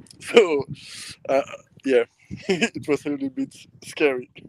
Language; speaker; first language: English; non-native, learner; French